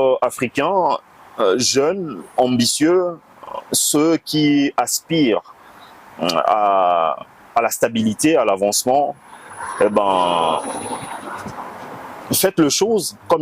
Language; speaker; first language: French; non-native, local second language; Lingala